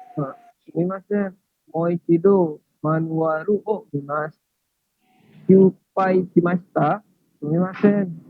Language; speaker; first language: Japanese; non-native, learner; Indonesian